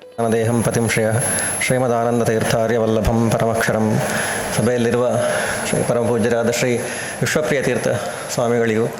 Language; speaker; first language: Kannada; native; Kannada